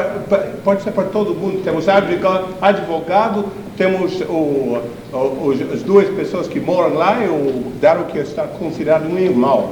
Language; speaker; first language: Portuguese; non-native, fluent; English